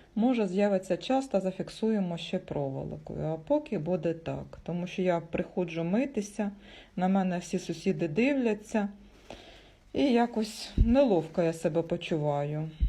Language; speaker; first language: Ukrainian; native; Ukrainian